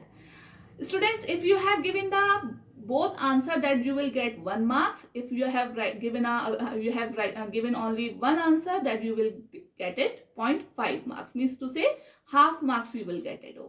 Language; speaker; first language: English; non-native, local second language; Hindi